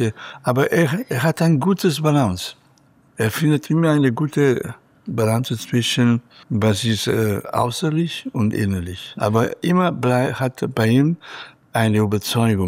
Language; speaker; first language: German; non-native, fluent; Catalan